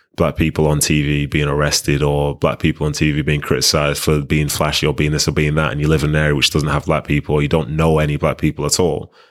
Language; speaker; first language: English; native; English